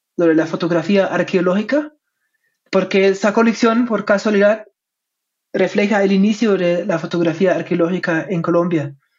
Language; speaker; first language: Spanish; non-native, fluent; German